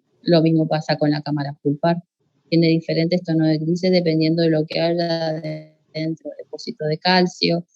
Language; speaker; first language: Spanish; native; Spanish